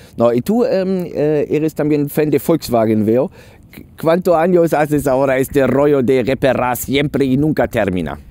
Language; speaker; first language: Spanish; non-native, learner; German